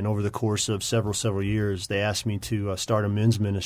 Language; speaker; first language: English; native; English